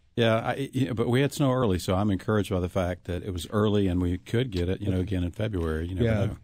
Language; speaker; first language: English; native; English